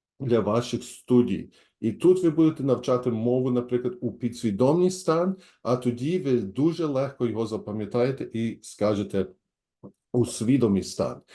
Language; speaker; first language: Ukrainian; early bilingual, heritage; Ukrainian